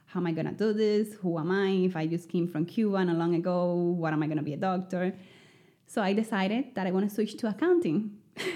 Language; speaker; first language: English; non-native, fluent; Spanish